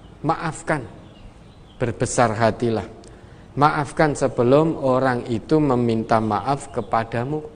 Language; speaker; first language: Indonesian; non-native, local second language; Javanese